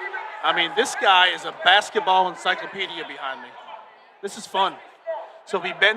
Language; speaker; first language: English; native; English